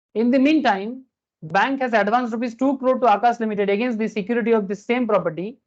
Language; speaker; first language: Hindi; non-native, local second language; Bangla